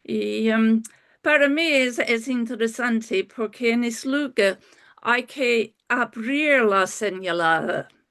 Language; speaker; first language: Spanish; non-native, fluent; English